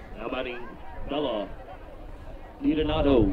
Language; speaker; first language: English; native; English